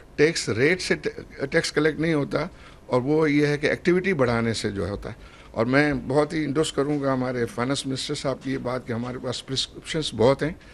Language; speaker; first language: Urdu; native; Urdu